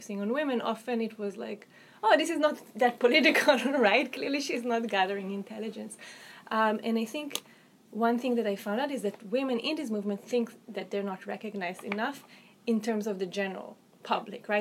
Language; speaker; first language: English; non-native, fluent; Hebrew